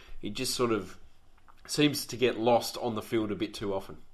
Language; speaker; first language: English; native; English